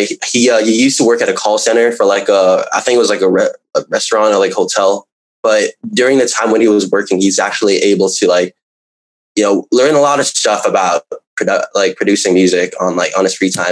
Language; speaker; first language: English; non-native, local second language; Cantonese